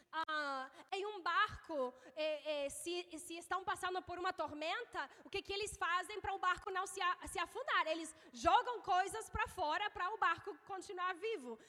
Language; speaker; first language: Portuguese; non-native, fluent; English